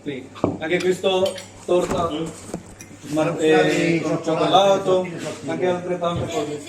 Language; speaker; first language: Italian; non-native, learner; Urdu